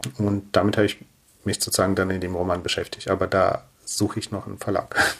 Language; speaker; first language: German; early bilingual, other home language; Russian